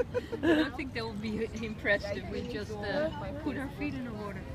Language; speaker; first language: English; non-native, fluent; Dutch